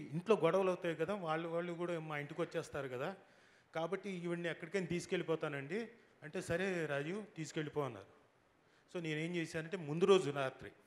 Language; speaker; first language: Telugu; native; Telugu